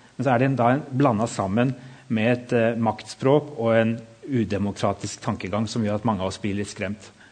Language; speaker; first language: Norwegian; native; Norwegian